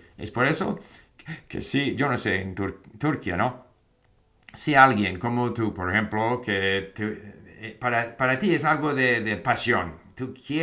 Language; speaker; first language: Spanish; non-native, fluent; English